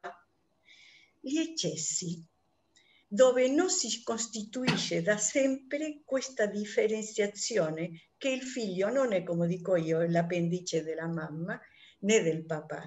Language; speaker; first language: Italian; non-native, fluent; Spanish